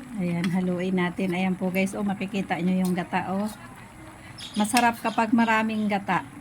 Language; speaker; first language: Filipino; non-native, local second language; Bikol